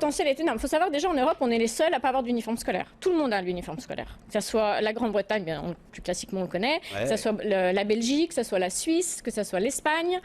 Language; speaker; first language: French; native; French